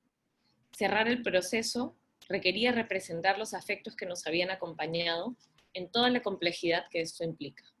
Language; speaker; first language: Spanish; native; Spanish